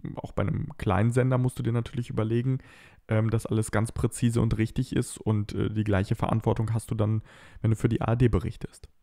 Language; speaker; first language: German; native; German